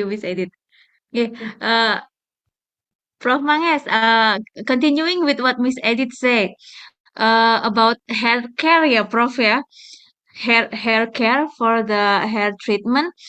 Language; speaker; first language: English; non-native, fluent; Indonesian